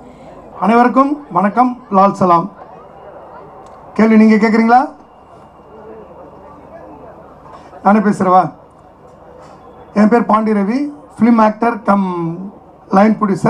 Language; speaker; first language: Tamil; native; Tamil